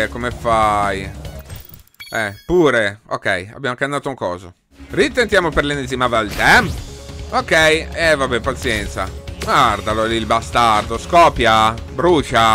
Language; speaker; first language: Italian; native; Italian